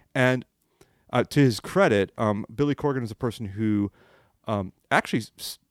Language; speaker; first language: English; non-native, fluent; French